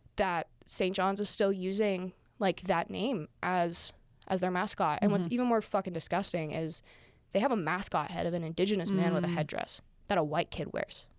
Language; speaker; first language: English; native; English